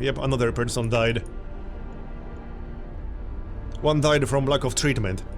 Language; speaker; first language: English; native; English